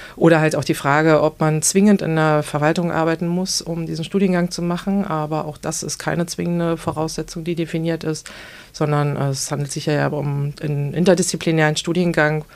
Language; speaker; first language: German; native; German